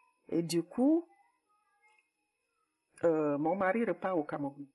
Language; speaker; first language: French; non-native, local second language; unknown